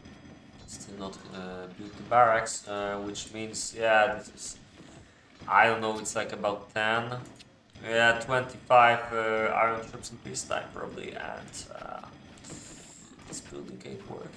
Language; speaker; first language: English; non-native, fluent; Polish